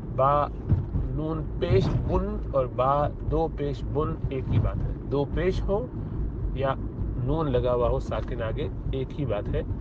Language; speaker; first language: Urdu; native; Urdu